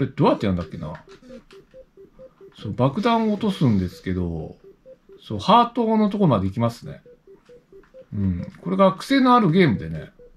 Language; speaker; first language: Japanese; native; Japanese